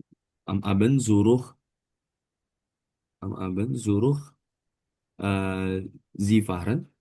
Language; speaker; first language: German; non-native, learner; Indonesian